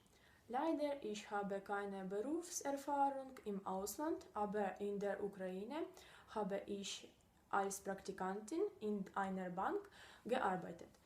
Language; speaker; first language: German; non-native, learner; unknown